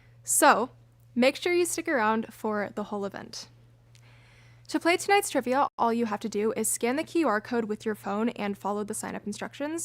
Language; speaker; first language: English; native; English